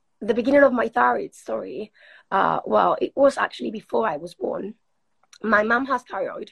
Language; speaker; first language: English; non-native, fluent; Spanish